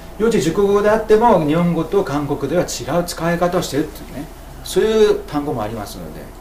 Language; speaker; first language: Japanese; native; Japanese